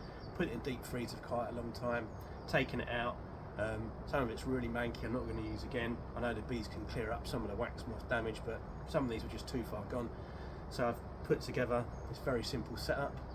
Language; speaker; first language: English; native; English